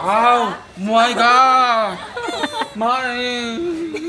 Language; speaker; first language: Korean; non-native, learner; Vietnamese